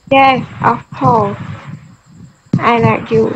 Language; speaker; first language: English; non-native, learner; Khmer